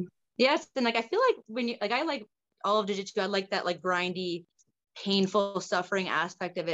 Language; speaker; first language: English; native; English